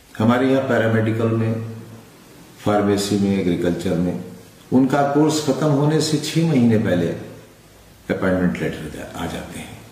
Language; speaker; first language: Urdu; native; Urdu